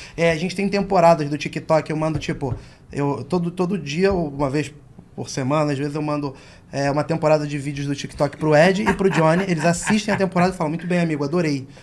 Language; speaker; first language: Portuguese; native; Portuguese